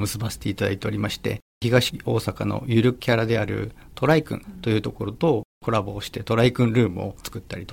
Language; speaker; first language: Japanese; native; Japanese